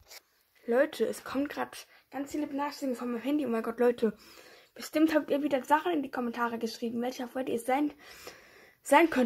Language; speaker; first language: German; native; German